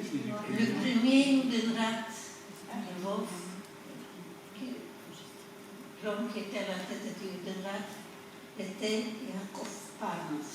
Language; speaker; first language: French; non-native, fluent; Polish